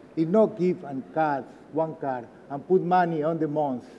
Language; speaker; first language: English; non-native, learner; Spanish